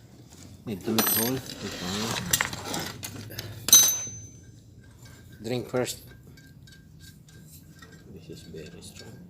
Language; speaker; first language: English; non-native, local second language; Filipino